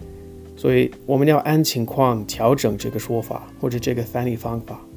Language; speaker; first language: Chinese; non-native, fluent; English